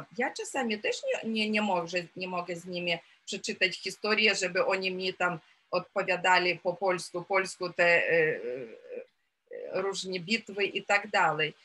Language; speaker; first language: Polish; non-native, fluent; Ukrainian